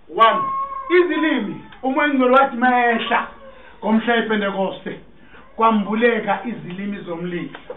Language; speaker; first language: Zulu; non-native, local second language; Xhosa